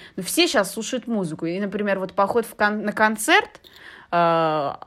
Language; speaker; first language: Russian; non-native, fluent; Arabic